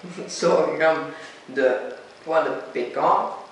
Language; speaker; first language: French; non-native, learner; Dutch